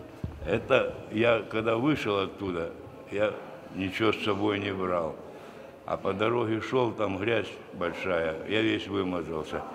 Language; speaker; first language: Russian; native; Russian